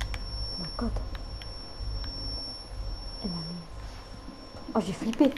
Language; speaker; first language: French; native; French